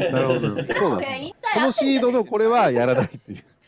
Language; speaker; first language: Japanese; native; Japanese